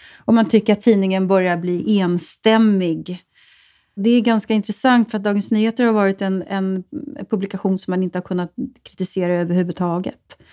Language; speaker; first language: Swedish; native; Swedish